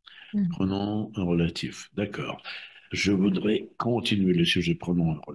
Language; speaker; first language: French; non-native, fluent; Russian